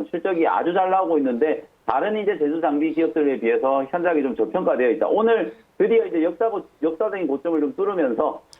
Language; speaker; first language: Korean; native; Korean